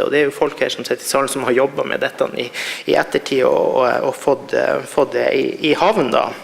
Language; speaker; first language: Norwegian; native; Norwegian